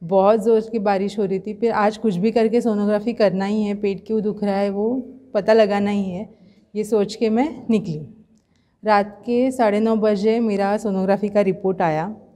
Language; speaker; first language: Hindi; non-native, local second language; Marathi